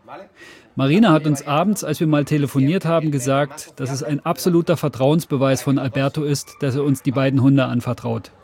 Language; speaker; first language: German; native; German